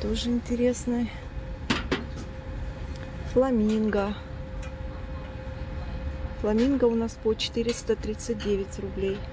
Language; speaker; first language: Russian; native; Russian